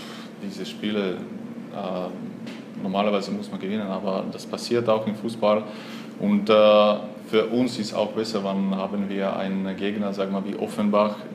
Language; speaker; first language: German; non-native, fluent; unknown